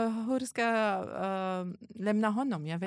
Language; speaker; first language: Swedish; non-native, learner; Arabic